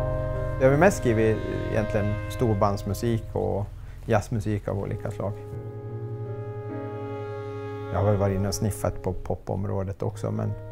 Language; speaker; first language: Swedish; native; Swedish